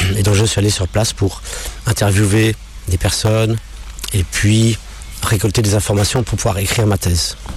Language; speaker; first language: French; non-native, local second language; English